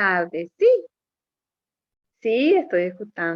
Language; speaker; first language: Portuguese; non-native, learner; Spanish